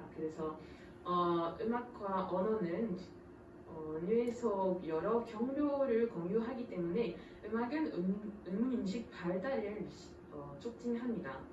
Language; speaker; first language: Korean; non-native, fluent; French